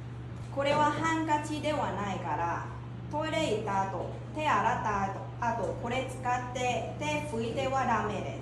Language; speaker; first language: Japanese; non-native, fluent; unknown